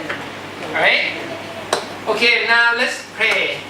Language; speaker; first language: English; non-native, fluent; Thai